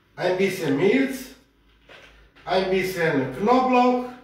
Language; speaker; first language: German; non-native, learner; Italian